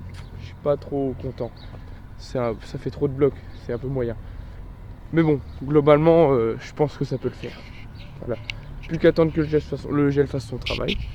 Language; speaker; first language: French; native; French